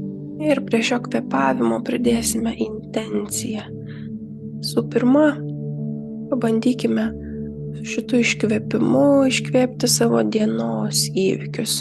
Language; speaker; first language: Lithuanian; native; Lithuanian